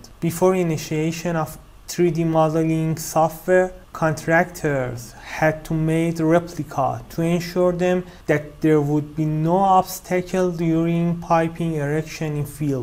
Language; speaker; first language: English; non-native, fluent; Persian